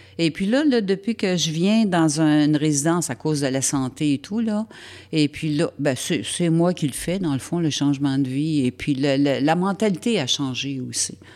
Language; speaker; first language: French; native; French